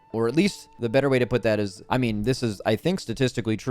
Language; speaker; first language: English; native; English